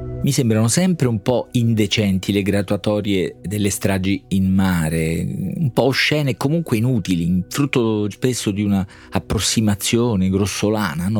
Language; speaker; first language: Italian; native; Italian